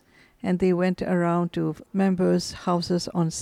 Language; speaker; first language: English; non-native, fluent; Burmese